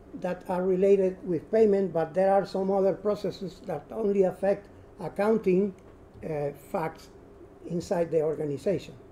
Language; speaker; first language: English; non-native, learner; Spanish